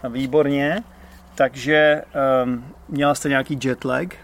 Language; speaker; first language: Czech; native; Czech